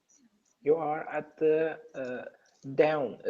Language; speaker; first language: English; non-native, learner; Persian